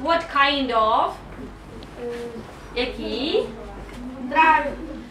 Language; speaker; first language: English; non-native, fluent; Ukrainian